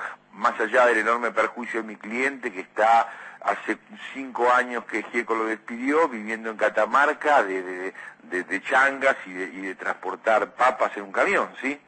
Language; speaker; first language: Spanish; native; Spanish